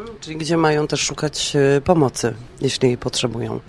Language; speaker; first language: Polish; native; Polish